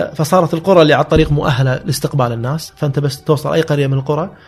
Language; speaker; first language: Arabic; native; Arabic